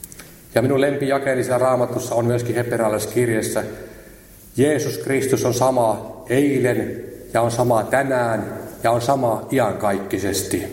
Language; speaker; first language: Finnish; native; Finnish